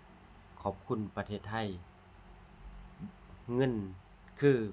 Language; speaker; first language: Thai; non-native, local second language; Lao